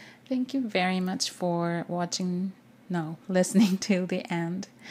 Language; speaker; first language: English; non-native, fluent; Japanese